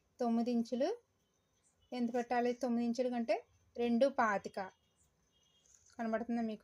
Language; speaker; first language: Telugu; native; Telugu